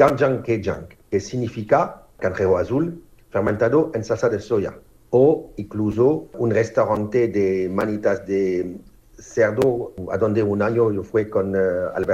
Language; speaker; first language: Spanish; non-native, fluent; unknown